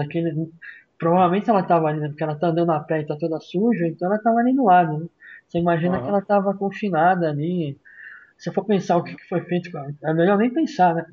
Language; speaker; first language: Portuguese; native; Portuguese